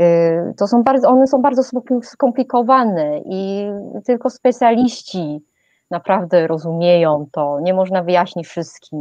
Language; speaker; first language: Polish; non-native, fluent; Chinese